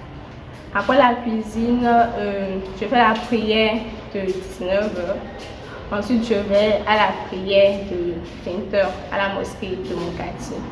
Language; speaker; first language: French; non-native, local second language; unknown